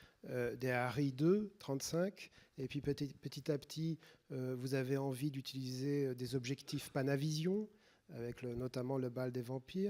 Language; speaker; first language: French; native; French